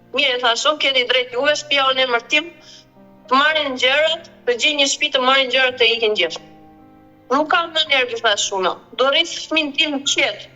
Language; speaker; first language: Albanian; early bilingual, other home language; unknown